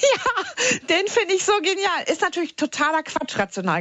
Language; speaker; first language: German; native; German